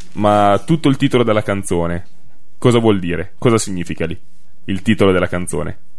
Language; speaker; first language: Italian; native; Italian